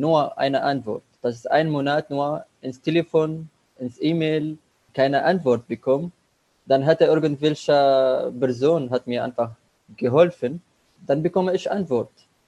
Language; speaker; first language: German; non-native, learner; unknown